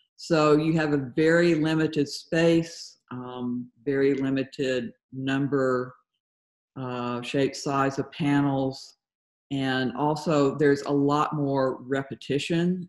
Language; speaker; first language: English; native; English